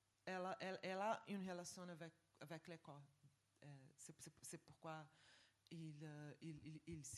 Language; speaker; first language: French; non-native, fluent; Portuguese